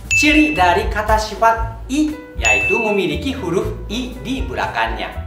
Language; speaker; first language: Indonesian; non-native, fluent; Japanese